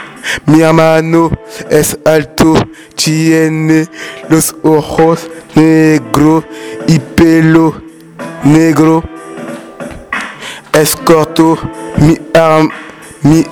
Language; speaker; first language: Spanish; non-native, learner; French